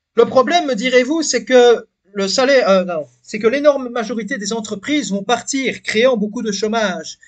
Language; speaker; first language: French; native; French